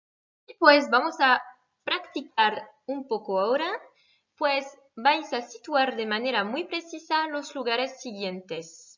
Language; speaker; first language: Spanish; non-native, fluent; French